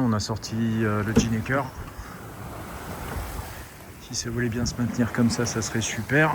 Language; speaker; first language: French; native; French